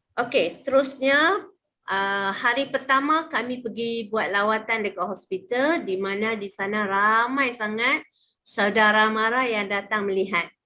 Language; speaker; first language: Malay; native; Malay